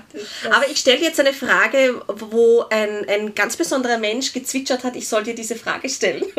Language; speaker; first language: German; native; German